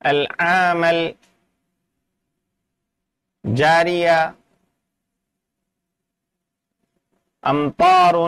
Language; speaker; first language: Arabic; non-native, fluent; Urdu